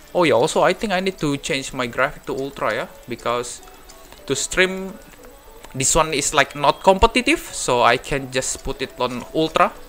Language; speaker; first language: English; non-native, fluent; Indonesian